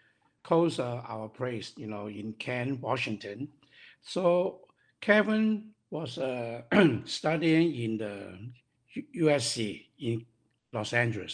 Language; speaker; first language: English; non-native, local second language; Cantonese